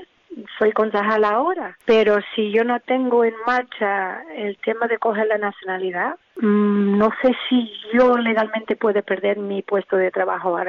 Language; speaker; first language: Spanish; non-native, learner; English